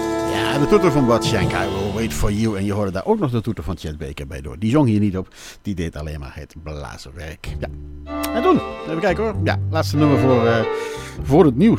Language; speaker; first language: Dutch; native; Dutch